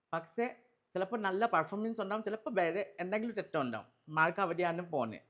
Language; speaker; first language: Malayalam; non-native, local second language; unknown